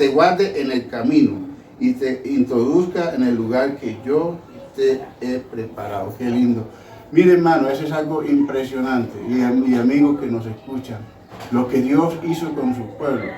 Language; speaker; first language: Spanish; native; Spanish